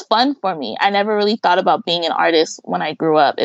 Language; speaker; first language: English; native; English